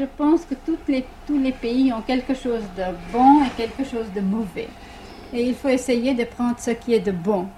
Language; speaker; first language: French; non-native, fluent; Hindi